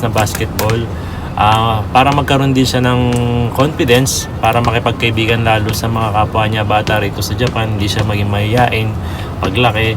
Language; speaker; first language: Filipino; native; Filipino